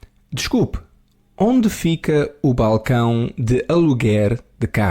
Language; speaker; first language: Portuguese; non-native, learner; English